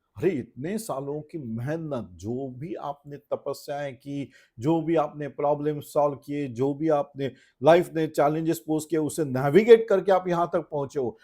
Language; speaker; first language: Hindi; non-native, local second language; Marathi